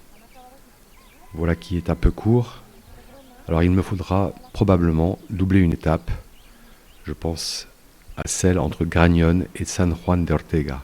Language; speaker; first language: French; native; French